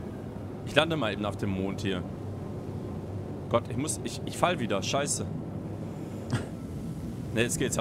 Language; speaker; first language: German; native; German